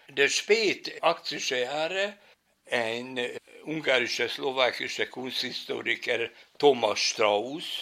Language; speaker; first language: German; non-native, fluent; Hungarian